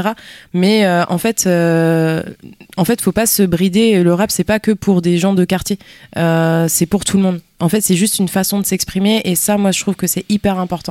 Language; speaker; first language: French; early bilingual, other home language; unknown